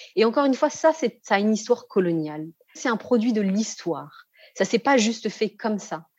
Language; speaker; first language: French; native; French